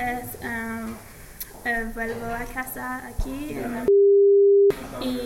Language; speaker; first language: Spanish; non-native, learner; English